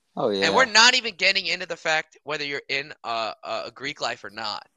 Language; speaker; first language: English; early bilingual, other home language; Hindi